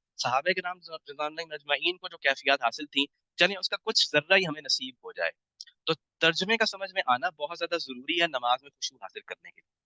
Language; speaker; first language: Urdu; native; Urdu